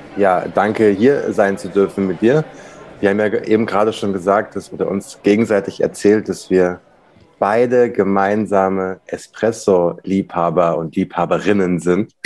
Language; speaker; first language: German; native; German